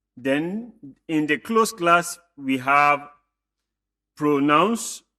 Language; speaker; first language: English; non-native, local second language; Yoruba